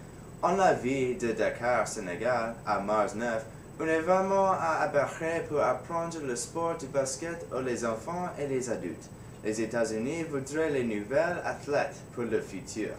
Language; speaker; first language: French; non-native, learner; English